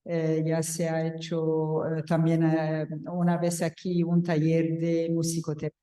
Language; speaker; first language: Spanish; non-native, local second language; Catalan